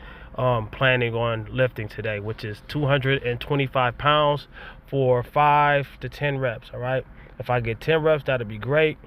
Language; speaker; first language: English; native; English